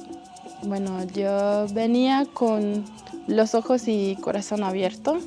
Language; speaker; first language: Spanish; non-native, fluent; English